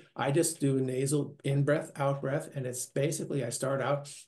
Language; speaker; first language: English; native; English